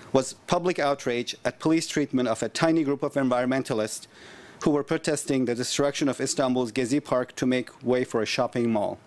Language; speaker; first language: English; non-native, fluent; Turkish